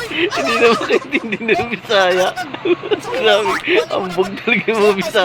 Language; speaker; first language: Filipino; non-native, local second language; Cebuano